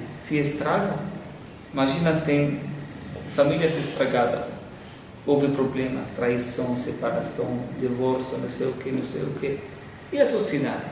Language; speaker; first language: Portuguese; non-native, fluent; Arabic